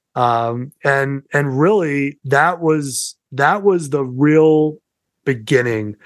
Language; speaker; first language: English; native; English